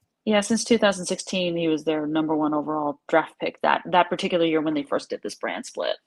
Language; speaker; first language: English; native; English